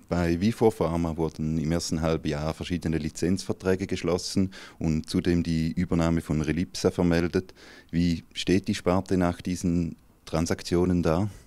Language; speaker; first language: German; native; German